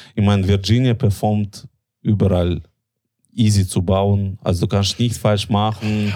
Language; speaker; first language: German; non-native, fluent; Russian